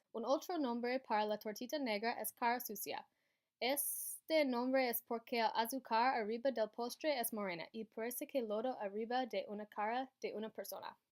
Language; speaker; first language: Spanish; non-native, learner; English